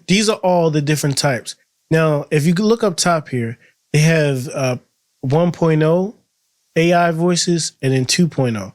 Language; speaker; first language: English; native; English